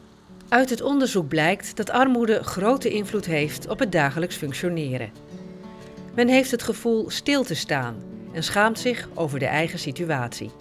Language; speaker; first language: Dutch; native; Dutch